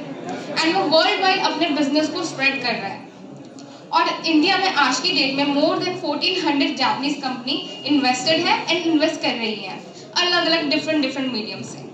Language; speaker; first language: Hindi; native; Hindi